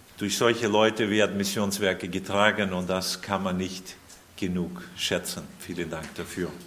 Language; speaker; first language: German; early bilingual, heritage; German